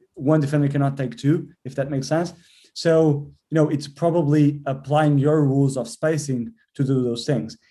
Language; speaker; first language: English; non-native, fluent; Portuguese